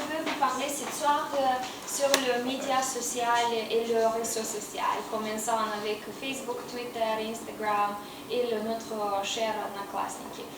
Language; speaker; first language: French; non-native, learner; Romanian